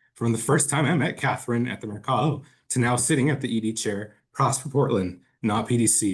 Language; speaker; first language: English; early bilingual, other home language; Spanish